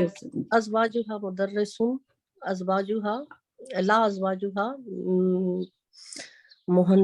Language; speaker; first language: Arabic; non-native, learner; Urdu